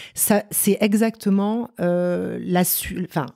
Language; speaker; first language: French; native; French